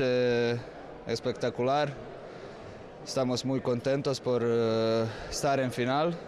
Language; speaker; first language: Spanish; non-native, learner; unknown